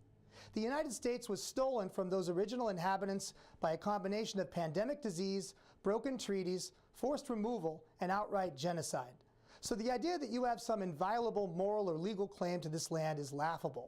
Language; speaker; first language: English; native; English